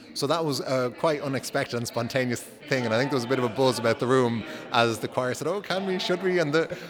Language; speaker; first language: English; non-native, fluent; Dutch